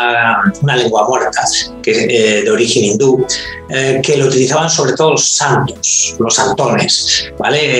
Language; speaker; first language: Spanish; native; Spanish